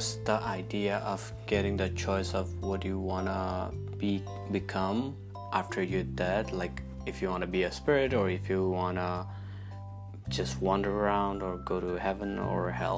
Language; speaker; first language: English; non-native, local second language; Nepali